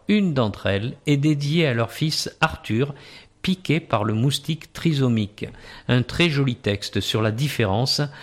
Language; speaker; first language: French; native; French